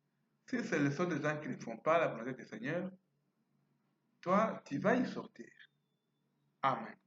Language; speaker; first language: French; non-native, fluent; Portuguese